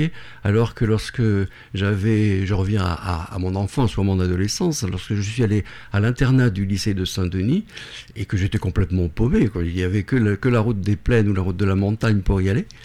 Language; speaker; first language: French; native; French